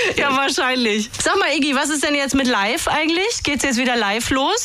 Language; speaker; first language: German; native; German